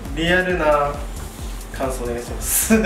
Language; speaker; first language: Japanese; native; Japanese